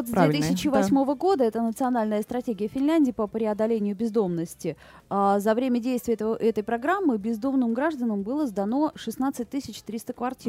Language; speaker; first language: Russian; native; Russian